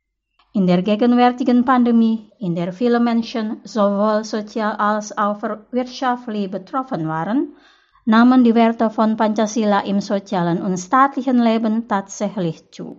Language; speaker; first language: German; non-native, fluent; Indonesian